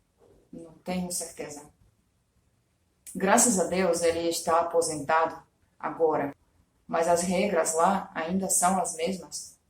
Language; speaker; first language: Portuguese; non-native, fluent; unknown